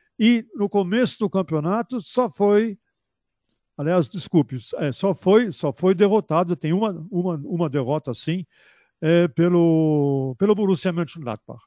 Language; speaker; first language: Portuguese; early bilingual, other home language; German